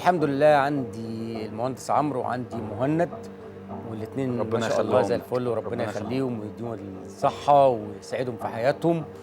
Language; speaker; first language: Arabic; native; Arabic